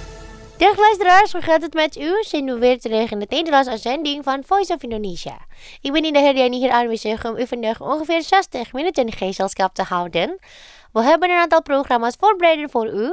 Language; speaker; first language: Dutch; non-native, fluent; Indonesian